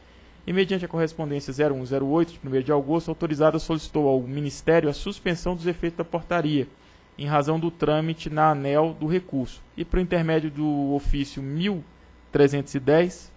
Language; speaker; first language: Portuguese; native; Portuguese